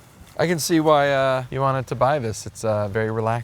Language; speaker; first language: English; native; English